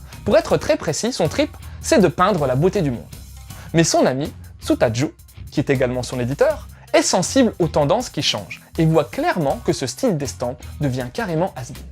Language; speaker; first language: French; native; French